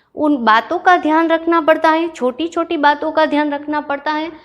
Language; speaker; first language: Hindi; non-native, local second language; Gujarati